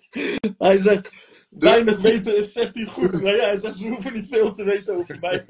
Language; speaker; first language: Dutch; early bilingual, other home language; Turkish